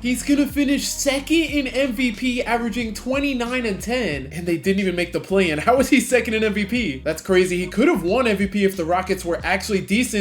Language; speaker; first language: English; native; English